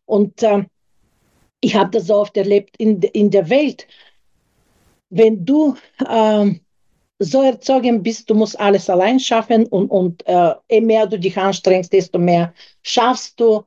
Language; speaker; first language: German; non-native, fluent; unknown